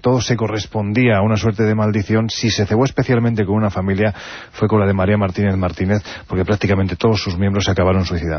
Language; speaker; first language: Spanish; native; Spanish